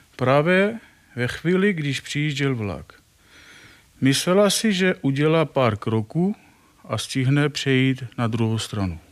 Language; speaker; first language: Czech; non-native, fluent; Armenian